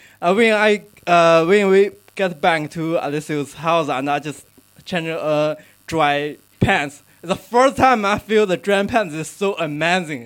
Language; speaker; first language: English; non-native, learner; Chinese